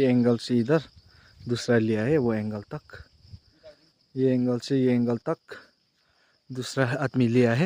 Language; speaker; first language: Hindi; non-native, local second language; Nepali